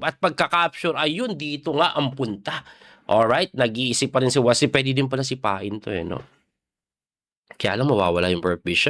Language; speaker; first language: Filipino; native; Filipino